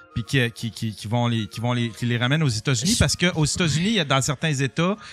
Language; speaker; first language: French; native; French